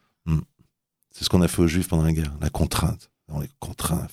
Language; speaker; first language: French; native; French